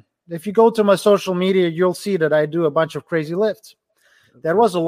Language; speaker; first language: English; non-native, fluent; Ukrainian